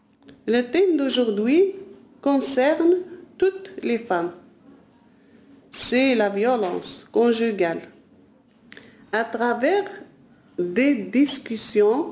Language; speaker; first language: French; non-native, learner; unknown